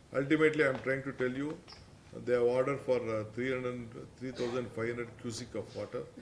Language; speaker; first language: English; non-native, local second language; Kannada